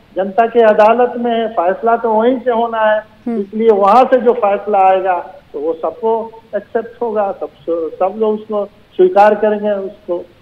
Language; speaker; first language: Hindi; native; Hindi